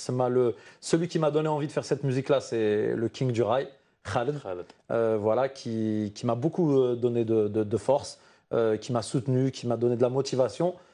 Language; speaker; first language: French; non-native, local second language; Arabic